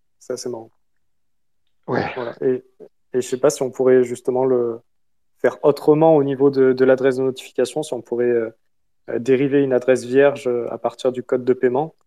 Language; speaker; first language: French; native; French